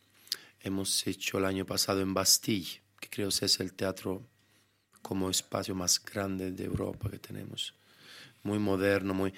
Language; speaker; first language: Spanish; non-native, fluent; Italian